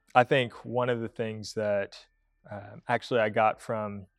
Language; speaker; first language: English; native; English